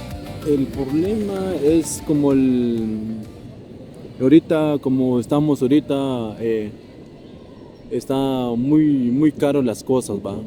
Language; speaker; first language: Spanish; non-native, local second language; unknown